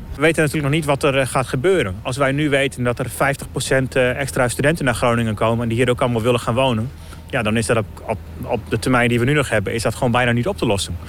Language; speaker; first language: Dutch; native; Dutch